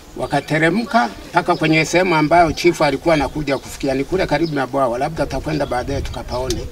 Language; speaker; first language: Swahili; non-native, local second language; Sukuma